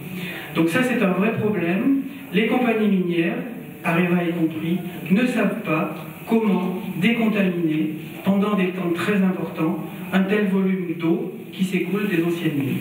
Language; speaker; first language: French; native; French